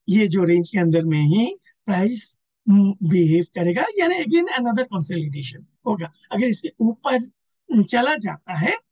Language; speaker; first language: Hindi; non-native, local second language; Assamese